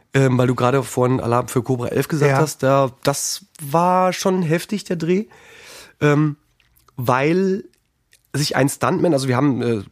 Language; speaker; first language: German; native; German